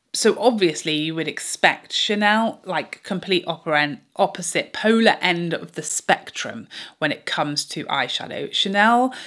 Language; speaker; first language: English; native; English